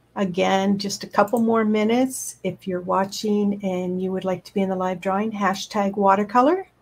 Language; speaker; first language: English; native; English